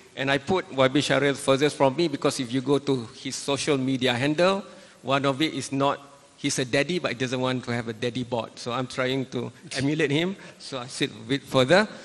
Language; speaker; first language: English; non-native, local second language; Malay